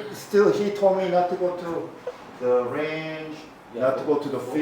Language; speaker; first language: English; non-native, fluent; Korean